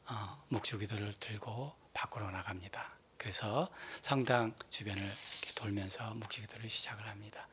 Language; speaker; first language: Korean; native; Korean